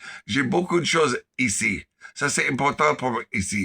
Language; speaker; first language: French; non-native, learner; English